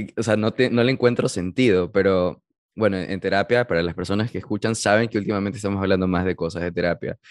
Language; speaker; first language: Spanish; early bilingual, heritage; Spanish